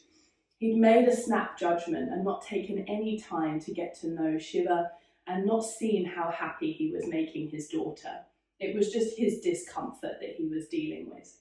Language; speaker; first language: English; native; English